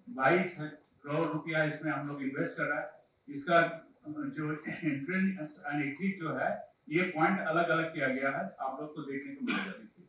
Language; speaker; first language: Hindi; native; Hindi